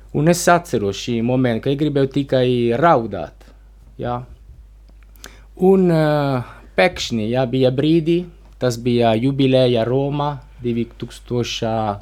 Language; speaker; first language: Latvian; non-native, learner; Italian